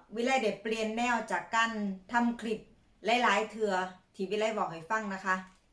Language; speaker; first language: Thai; native; Thai